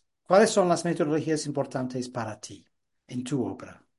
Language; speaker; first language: Spanish; non-native, fluent; English